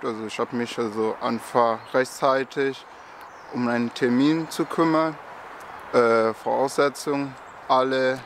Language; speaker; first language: German; non-native, fluent; Portuguese